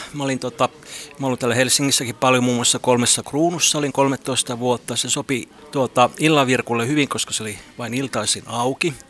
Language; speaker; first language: Finnish; native; Finnish